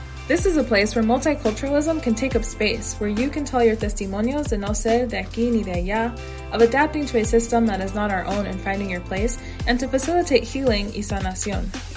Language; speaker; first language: English; early bilingual, other home language; Spanish